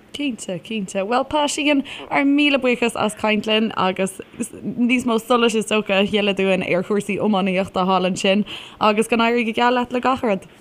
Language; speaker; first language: Irish; native; Irish